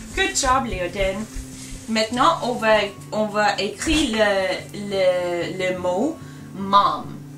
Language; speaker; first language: French; non-native, learner; English